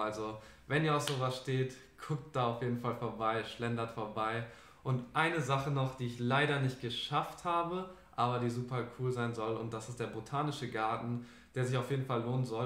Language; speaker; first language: German; native; German